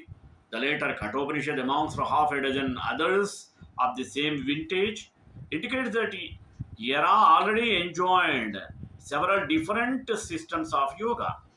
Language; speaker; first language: English; non-native, local second language; Telugu